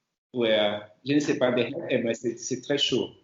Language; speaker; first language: French; non-native, fluent; Portuguese